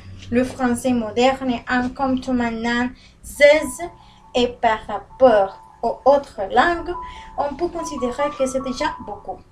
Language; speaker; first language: French; non-native, learner; Spanish